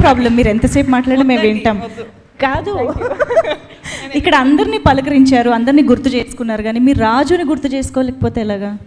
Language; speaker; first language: Telugu; native; Telugu